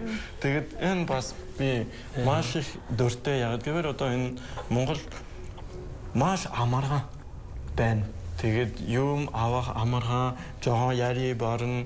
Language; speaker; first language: Mongolian; non-native, learner; French